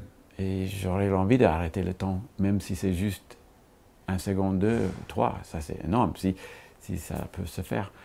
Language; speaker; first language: French; non-native, fluent; English